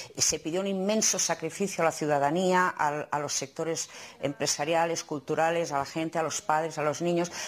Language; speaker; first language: Spanish; native; Spanish